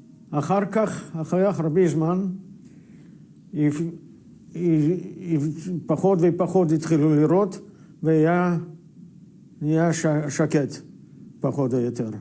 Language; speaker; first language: Hebrew; non-native, fluent; Yiddish